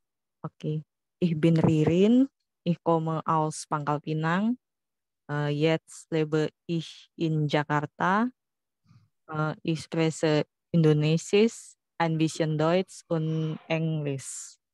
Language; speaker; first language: German; non-native, learner; Indonesian